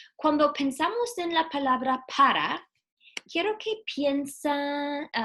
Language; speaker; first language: Spanish; non-native, fluent; English